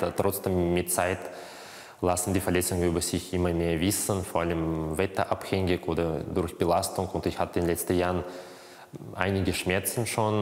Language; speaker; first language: German; non-native, fluent; Russian